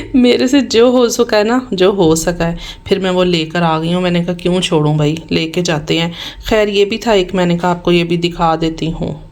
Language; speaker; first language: Urdu; native; Urdu